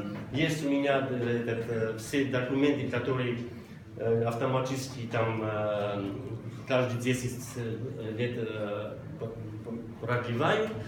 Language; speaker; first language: Russian; non-native, local second language; Armenian